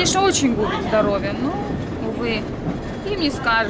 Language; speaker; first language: Russian; native; Russian